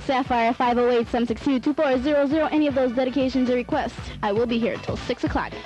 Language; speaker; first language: English; native; English